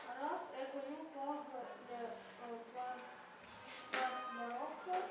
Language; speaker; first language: French; non-native, learner; Ukrainian